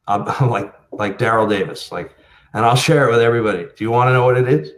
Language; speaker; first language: English; native; English